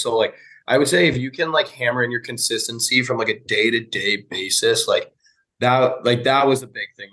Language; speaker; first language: English; native; English